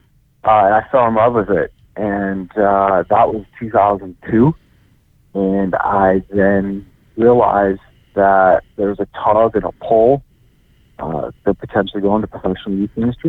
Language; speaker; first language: English; native; English